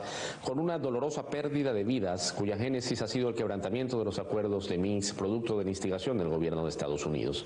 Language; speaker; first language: Spanish; native; Spanish